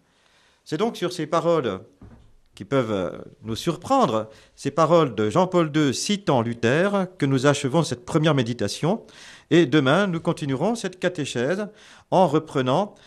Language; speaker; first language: French; native; French